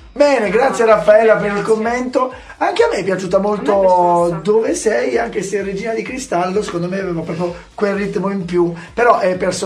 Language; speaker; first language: Italian; native; Italian